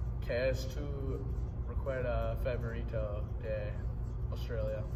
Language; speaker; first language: Spanish; non-native, learner; English